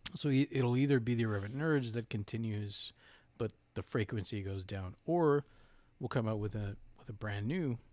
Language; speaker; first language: English; native; English